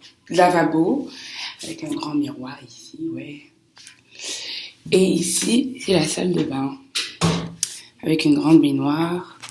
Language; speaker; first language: French; native; French